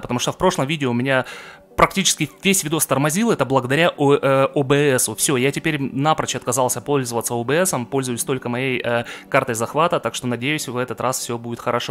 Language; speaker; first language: Russian; native; Russian